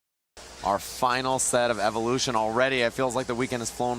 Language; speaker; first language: English; native; English